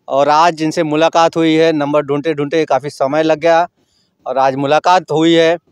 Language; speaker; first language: Hindi; native; Hindi